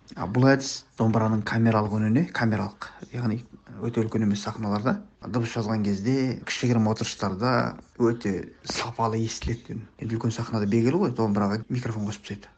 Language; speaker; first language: Kazakh; native; Kazakh